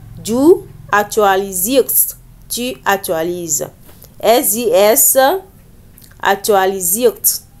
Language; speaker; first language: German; non-native, learner; French